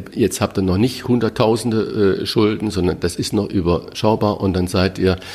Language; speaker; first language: German; native; German